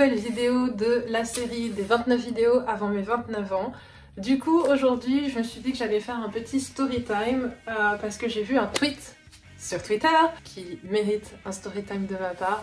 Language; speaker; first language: French; native; French